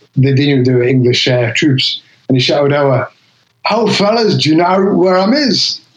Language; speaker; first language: English; native; English